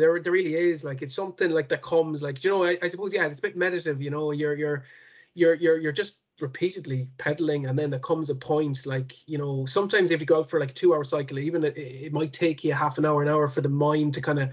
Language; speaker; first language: English; native; English